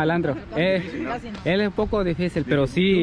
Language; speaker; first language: Spanish; native; Spanish